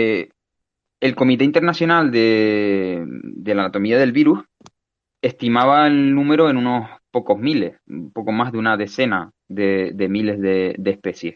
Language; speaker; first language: Spanish; native; Spanish